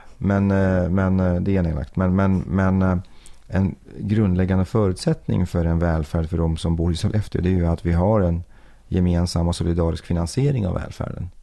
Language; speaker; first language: Swedish; early bilingual, other home language; Persian